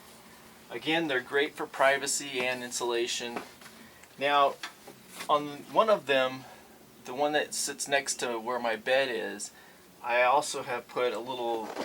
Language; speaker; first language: English; native; English